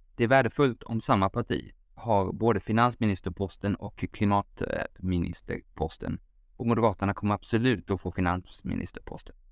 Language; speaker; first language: Swedish; native; Swedish